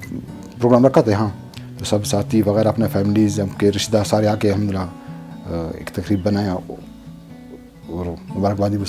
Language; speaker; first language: Hindi; non-native, local second language; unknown